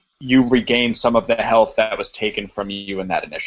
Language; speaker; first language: English; native; English